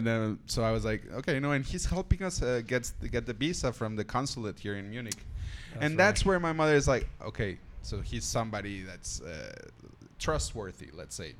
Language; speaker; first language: English; non-native, fluent; Spanish